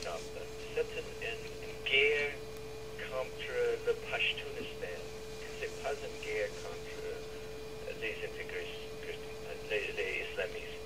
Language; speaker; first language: French; non-native, learner; English